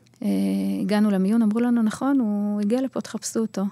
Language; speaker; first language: Hebrew; native; Hebrew